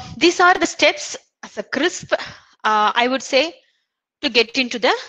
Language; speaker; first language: English; non-native, local second language; Tamil